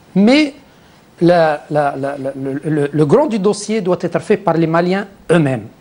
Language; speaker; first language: French; non-native, local second language; Arabic